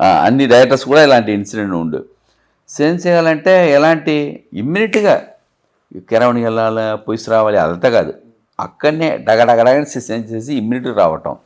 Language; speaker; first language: Telugu; non-native, learner; Tamil